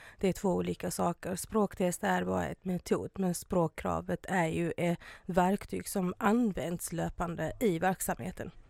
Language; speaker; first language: Swedish; non-native, fluent; Arabic